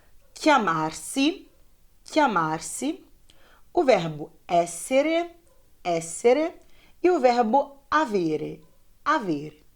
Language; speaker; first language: Italian; non-native, fluent; Portuguese